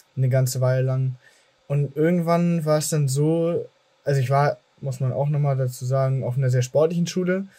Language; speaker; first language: German; native; German